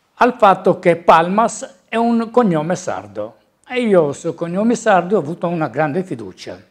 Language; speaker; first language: Italian; native; Italian